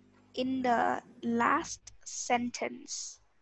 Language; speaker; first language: English; non-native, learner; Vietnamese